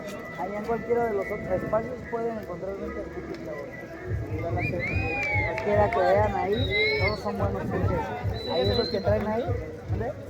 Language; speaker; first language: Spanish; native; Spanish